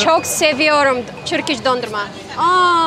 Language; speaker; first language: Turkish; non-native, learner; Kazakh